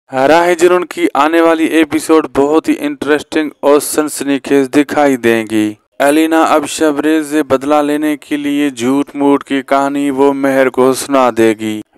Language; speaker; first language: Urdu; non-native, local second language; Sindhi